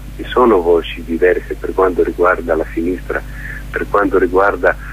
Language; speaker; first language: Italian; non-native, fluent; Greek